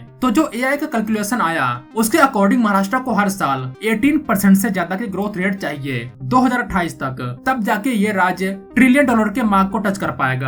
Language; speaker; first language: Hindi; native; Hindi